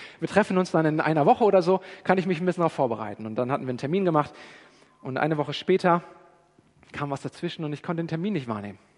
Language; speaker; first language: German; native; German